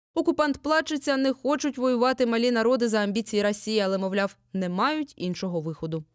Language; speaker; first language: Ukrainian; native; Ukrainian